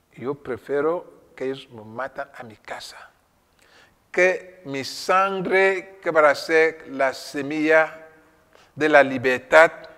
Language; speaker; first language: Spanish; non-native, fluent; French